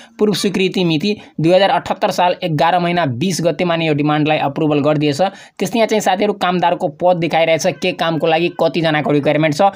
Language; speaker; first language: Nepali; non-native, local second language; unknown